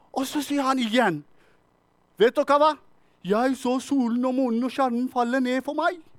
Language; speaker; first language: Norwegian; non-native, fluent; Tigrinya